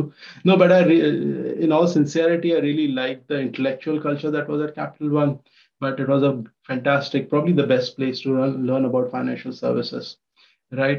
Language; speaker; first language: English; non-native, local second language; Hindi